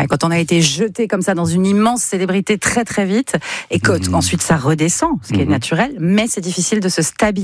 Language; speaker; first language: French; native; French